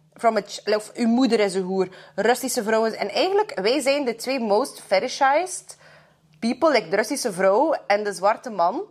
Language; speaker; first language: Dutch; early bilingual, other home language; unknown